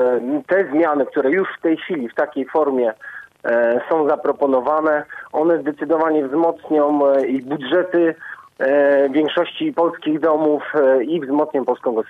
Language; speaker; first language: Polish; native; Polish